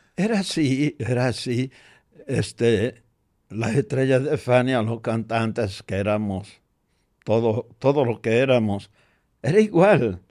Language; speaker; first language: Spanish; native; Spanish